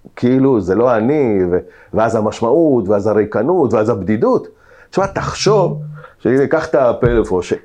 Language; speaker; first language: Hebrew; early bilingual, other home language; Spanish